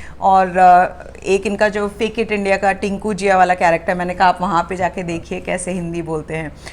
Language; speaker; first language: Hindi; native; Hindi